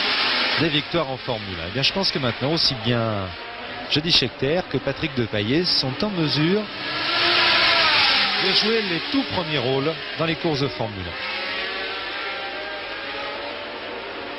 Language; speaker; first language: French; native; French